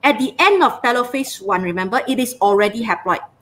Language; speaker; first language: English; non-native, local second language; Malay